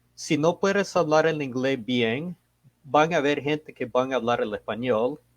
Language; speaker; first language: Spanish; early bilingual, heritage; Spanish